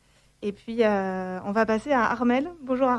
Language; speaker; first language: French; native; French